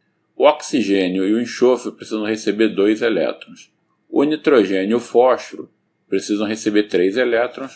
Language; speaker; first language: Portuguese; native; Portuguese